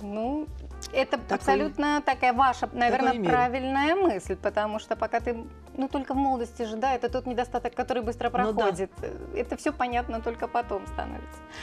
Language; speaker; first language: Russian; native; Russian